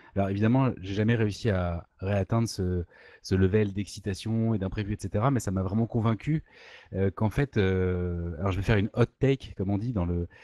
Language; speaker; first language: French; native; French